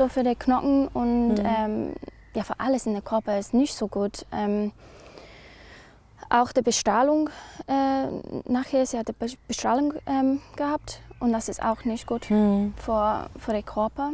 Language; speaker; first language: German; non-native, learner; English